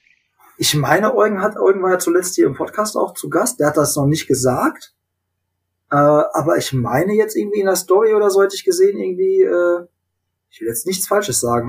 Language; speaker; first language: German; native; German